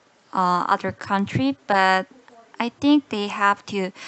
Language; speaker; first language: English; non-native, learner; Korean